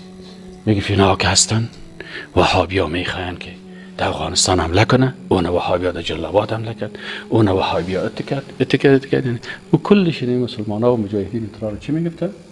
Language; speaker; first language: Persian; native; Persian